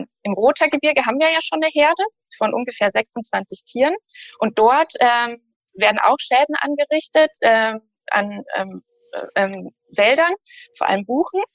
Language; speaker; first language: German; native; German